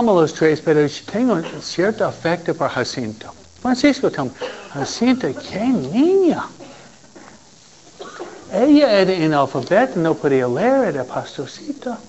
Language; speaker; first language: Spanish; non-native, fluent; English